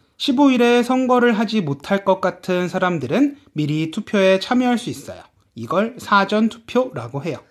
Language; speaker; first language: Korean; native; Korean